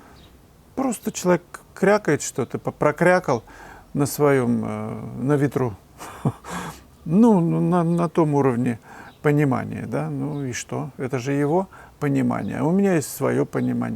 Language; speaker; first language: Russian; native; Russian